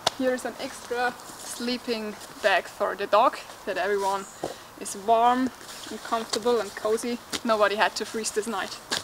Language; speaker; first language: English; non-native, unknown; German